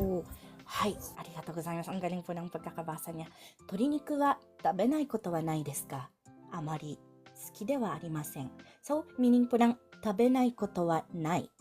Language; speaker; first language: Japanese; non-native, fluent; Filipino